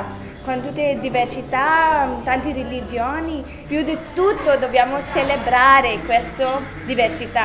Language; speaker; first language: Italian; non-native, fluent; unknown